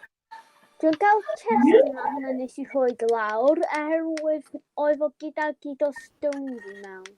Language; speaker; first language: Welsh; non-native, local second language; English